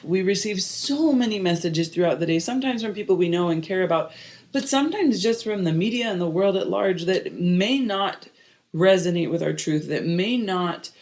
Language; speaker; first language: English; native; English